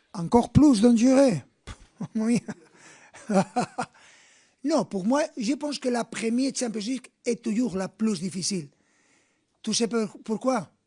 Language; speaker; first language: French; non-native, fluent; Spanish